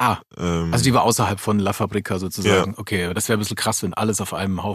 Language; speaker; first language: German; native; German